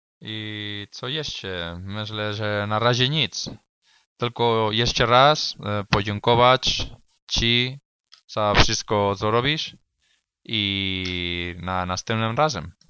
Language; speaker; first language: Polish; non-native, learner; Spanish